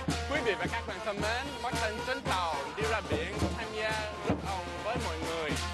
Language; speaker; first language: Vietnamese; non-native, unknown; English